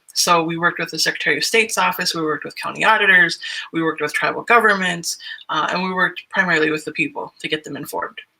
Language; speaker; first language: English; native; English